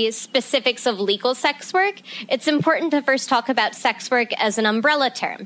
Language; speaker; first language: English; native; English